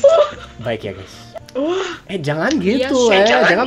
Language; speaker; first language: Indonesian; non-native, fluent; English